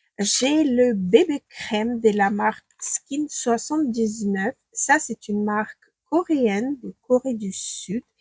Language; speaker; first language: French; non-native, fluent; Ukrainian